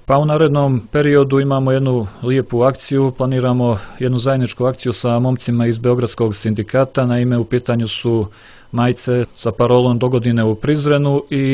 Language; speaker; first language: Croatian; native; Croatian